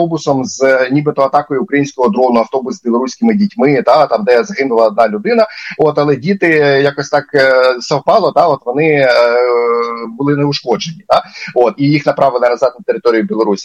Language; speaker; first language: Ukrainian; native; Ukrainian